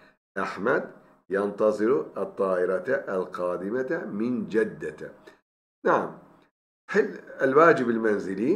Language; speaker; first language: Arabic; non-native, fluent; Turkish